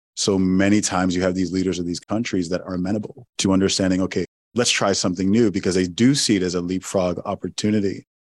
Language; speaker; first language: English; non-native, local second language; Igbo